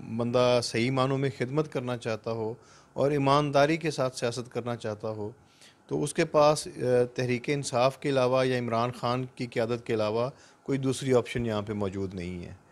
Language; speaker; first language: Urdu; non-native, local second language; Punjabi